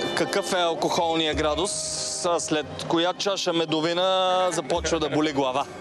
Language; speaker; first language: Bulgarian; native; Bulgarian